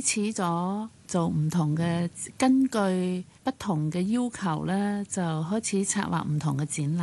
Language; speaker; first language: Chinese; non-native, local second language; Cantonese